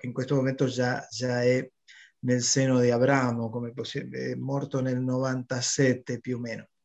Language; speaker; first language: Italian; non-native, fluent; Spanish